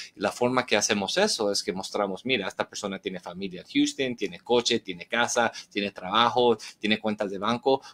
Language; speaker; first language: Spanish; early bilingual, heritage; Spanish